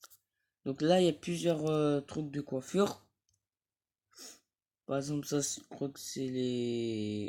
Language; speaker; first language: French; native; French